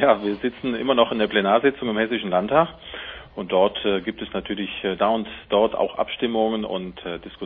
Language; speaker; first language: German; native; German